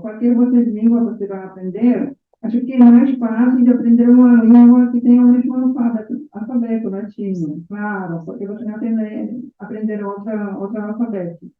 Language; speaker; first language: Portuguese; non-native, learner; Polish